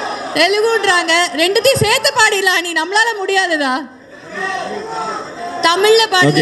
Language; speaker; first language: Tamil; native; Tamil